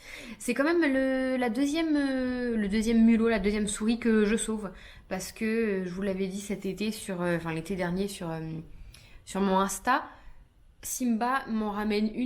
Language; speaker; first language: French; native; French